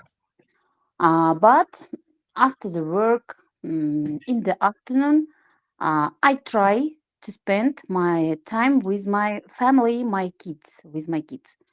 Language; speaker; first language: English; non-native, learner; Russian